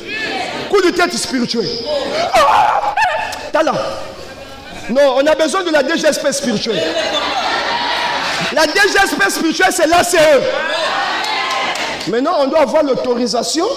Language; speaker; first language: French; non-native, local second language; Lingala